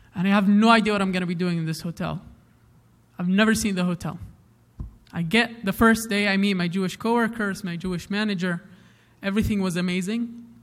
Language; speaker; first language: English; non-native, fluent; Arabic